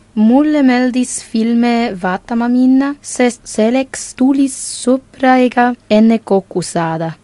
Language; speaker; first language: Estonian; non-native, fluent; Spanish